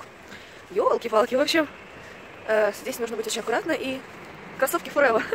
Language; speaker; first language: Russian; native; Russian